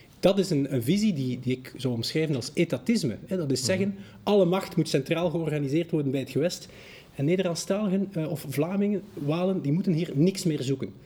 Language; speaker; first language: Dutch; native; Dutch